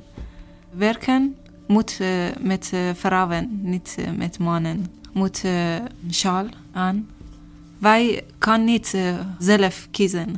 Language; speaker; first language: Dutch; non-native, learner; Persian